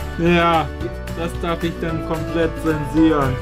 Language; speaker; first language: German; native; German